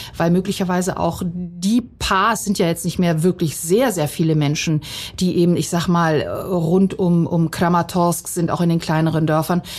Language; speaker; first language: German; early bilingual, other home language; Bosnian